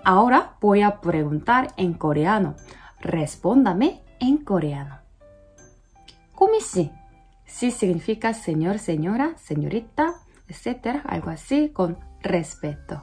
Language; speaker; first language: Spanish; non-native, learner; Korean